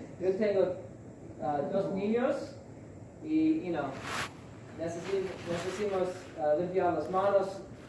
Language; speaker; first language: Spanish; non-native, learner; English